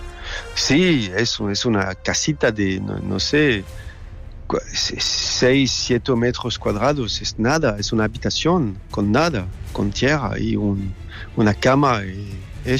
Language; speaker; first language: Spanish; non-native, fluent; French